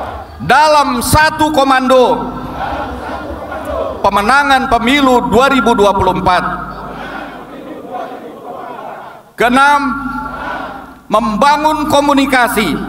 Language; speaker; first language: Indonesian; native; Indonesian